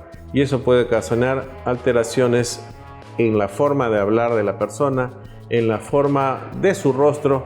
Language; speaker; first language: Spanish; native; Spanish